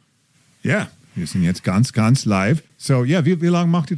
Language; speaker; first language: German; non-native, fluent; English